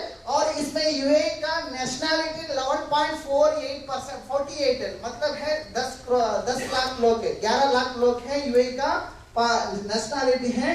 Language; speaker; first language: Hindi; non-native, local second language; Tamil